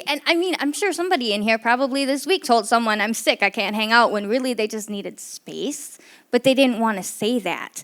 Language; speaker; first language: English; native; English